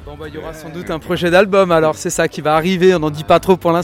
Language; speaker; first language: French; native; French